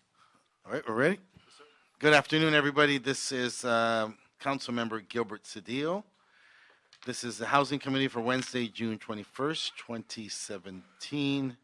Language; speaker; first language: English; native; English